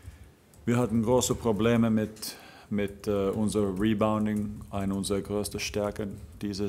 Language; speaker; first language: German; non-native, fluent; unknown